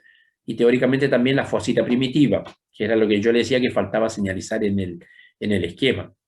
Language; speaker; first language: Spanish; native; Spanish